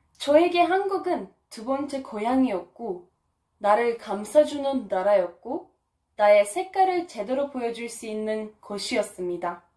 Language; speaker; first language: Korean; non-native, fluent; Turkish